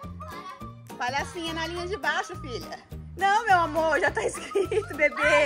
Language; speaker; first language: Portuguese; native; Portuguese